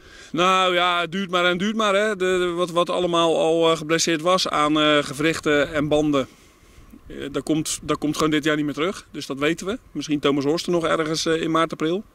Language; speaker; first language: Dutch; native; Dutch